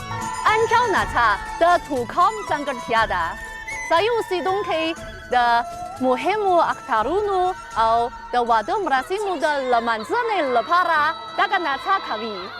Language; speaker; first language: Chinese; native; Chinese